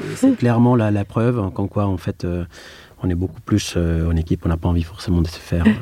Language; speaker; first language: French; non-native, fluent; Spanish